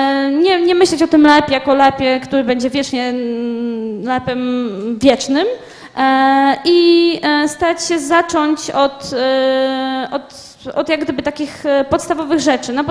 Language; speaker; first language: Polish; native; Polish